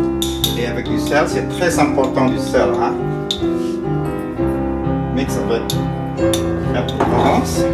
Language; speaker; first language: French; non-native, learner; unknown